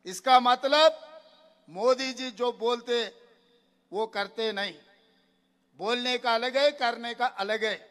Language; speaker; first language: Hindi; non-native, local second language; Telugu